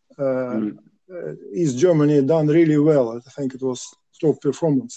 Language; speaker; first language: English; non-native, fluent; Russian